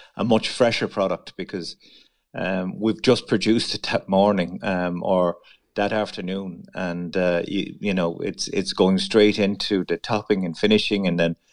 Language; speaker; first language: English; native; English